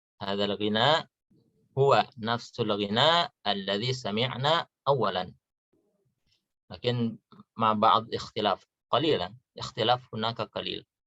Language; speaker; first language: Arabic; non-native, fluent; Indonesian